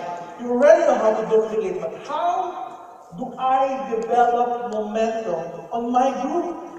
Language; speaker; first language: English; non-native, local second language; Filipino